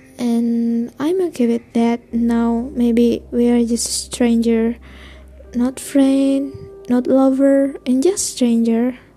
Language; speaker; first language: English; non-native, learner; Indonesian